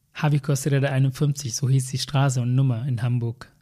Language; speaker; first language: German; non-native, fluent; Tamil